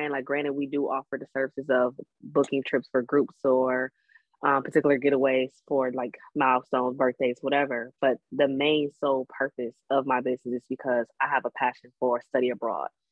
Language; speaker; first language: English; native; English